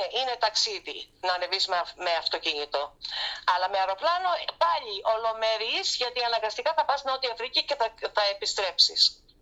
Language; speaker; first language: Greek; early bilingual, heritage; Greek